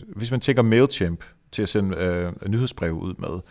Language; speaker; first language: Danish; native; Danish